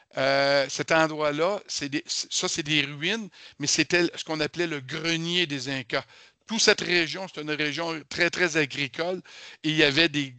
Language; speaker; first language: French; native; French